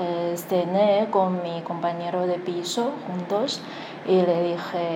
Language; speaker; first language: Spanish; non-native, fluent; Chinese